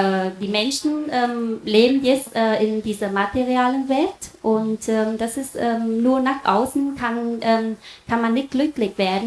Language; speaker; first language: German; non-native, fluent; Vietnamese